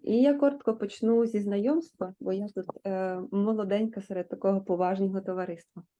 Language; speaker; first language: Ukrainian; native; Ukrainian